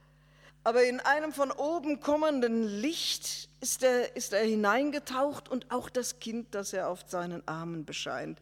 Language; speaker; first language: German; native; German